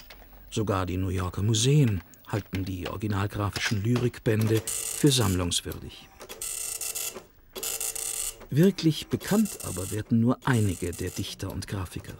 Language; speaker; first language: German; native; German